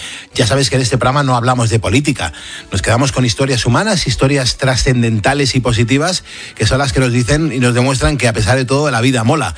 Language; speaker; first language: Spanish; native; Spanish